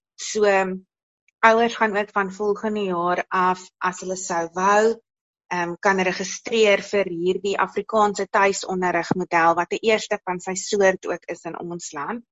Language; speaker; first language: Afrikaans; native; Afrikaans